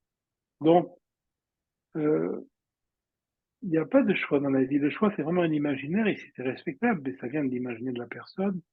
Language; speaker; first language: French; native; French